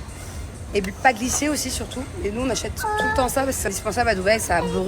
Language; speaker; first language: French; native; French